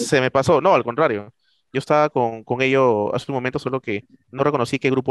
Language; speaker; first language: Spanish; native; Spanish